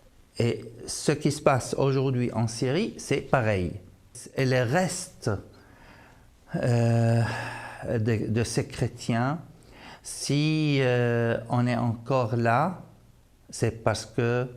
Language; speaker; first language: French; non-native, fluent; Arabic